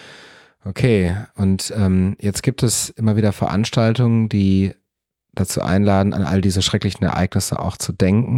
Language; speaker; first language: German; native; German